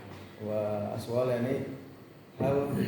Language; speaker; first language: Arabic; non-native, learner; Indonesian